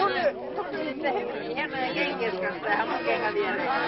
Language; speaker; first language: Finnish; native; Finnish